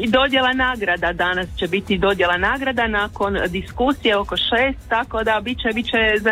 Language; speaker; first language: Serbian; native; Serbian